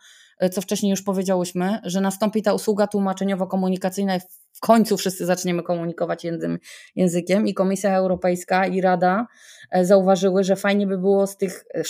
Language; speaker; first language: Polish; native; Polish